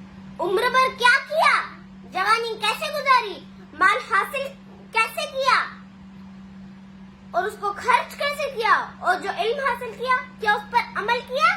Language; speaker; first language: Urdu; native; Urdu